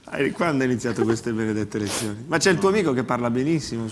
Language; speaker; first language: Italian; native; Italian